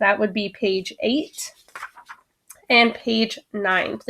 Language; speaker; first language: English; native; English